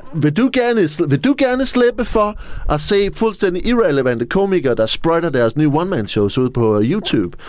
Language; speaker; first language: Danish; non-native, fluent; English